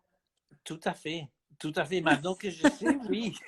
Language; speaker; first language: French; non-native, fluent; Spanish